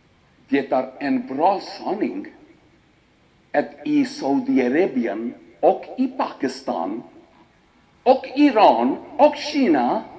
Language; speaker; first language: Swedish; non-native, fluent; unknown